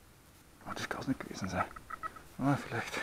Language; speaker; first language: German; native; German